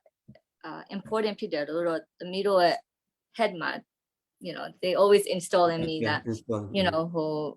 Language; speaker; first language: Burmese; non-native, local second language; Hakha Chin